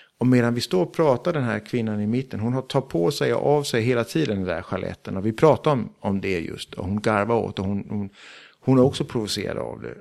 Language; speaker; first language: Swedish; early bilingual, heritage; Swedish